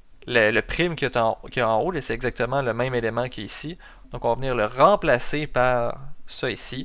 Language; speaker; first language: French; native; French